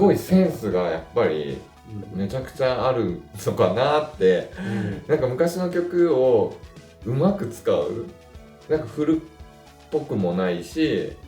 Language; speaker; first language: Japanese; native; Japanese